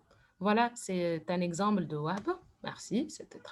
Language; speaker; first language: French; non-native, fluent; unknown